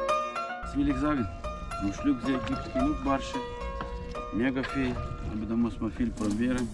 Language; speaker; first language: German; non-native, learner; Russian